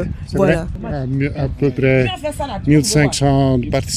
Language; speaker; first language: French; non-native, local second language; Dutch